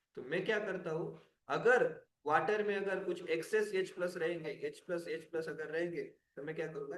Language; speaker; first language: Hindi; non-native, local second language; Marathi